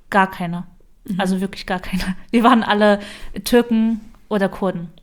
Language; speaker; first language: German; early bilingual, other home language; Kurdish